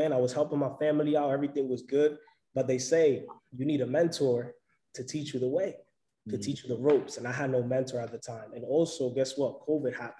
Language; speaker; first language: English; native; English